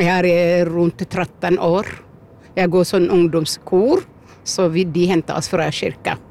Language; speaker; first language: Norwegian; non-native, fluent; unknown